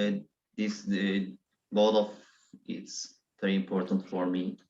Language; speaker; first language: English; non-native, learner; Turkish